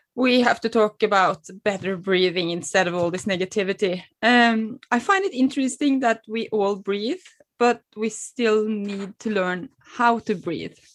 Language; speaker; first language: English; non-native, fluent; Norwegian